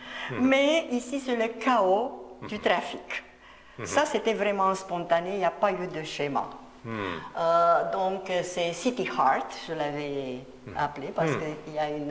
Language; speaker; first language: French; non-native, fluent; Romanian